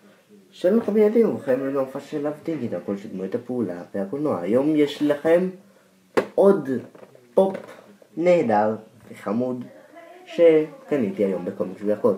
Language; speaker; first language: Hebrew; native; Hebrew